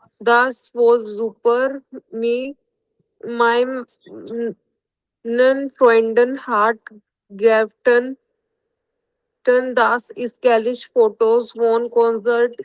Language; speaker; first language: German; non-native, learner; Hindi